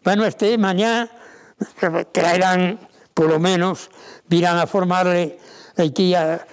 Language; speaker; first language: Spanish; non-native, local second language; Galician